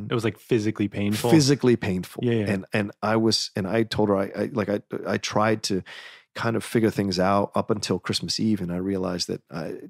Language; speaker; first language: English; native; English